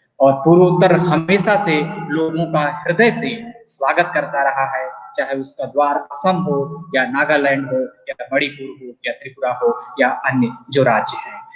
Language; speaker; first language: Hindi; native; Hindi